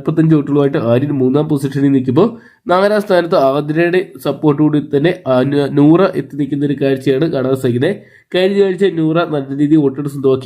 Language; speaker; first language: Malayalam; native; Malayalam